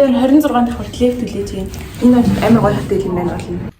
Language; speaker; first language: Mongolian; native; Mongolian